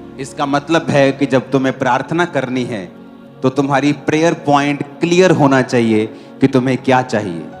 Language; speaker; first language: Hindi; non-native, local second language; Punjabi